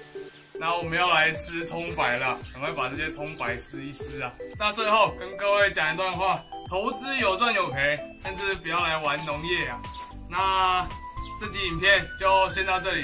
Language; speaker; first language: Chinese; native; Chinese